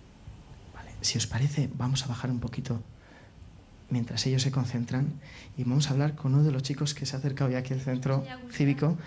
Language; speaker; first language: Spanish; native; Spanish